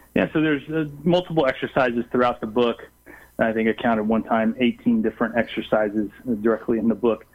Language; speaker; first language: English; non-native, fluent; Portuguese